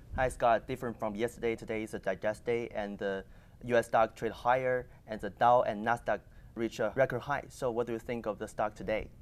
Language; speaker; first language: English; non-native, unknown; Chinese